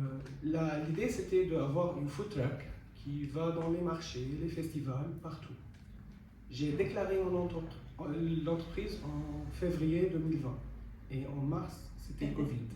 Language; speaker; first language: French; non-native, fluent; Arabic